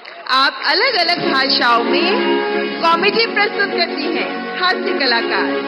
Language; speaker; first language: Hindi; native; Hindi